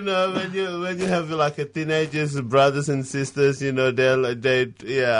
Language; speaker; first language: English; non-native, fluent; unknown